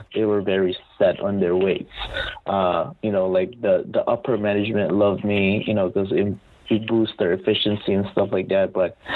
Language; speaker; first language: English; non-native, local second language; Filipino